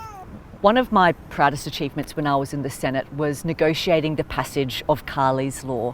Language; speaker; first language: English; native; English